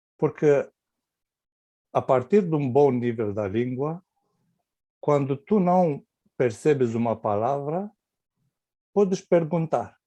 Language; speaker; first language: Portuguese; non-native, fluent; Romanian